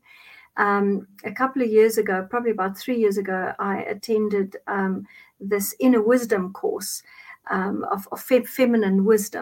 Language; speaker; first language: English; non-native, local second language; Afrikaans